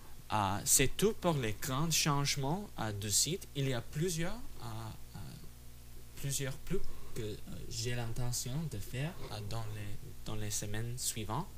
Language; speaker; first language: French; non-native, fluent; English